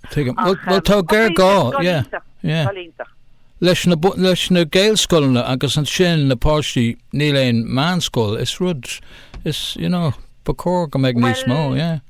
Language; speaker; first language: Irish; non-native, local second language; English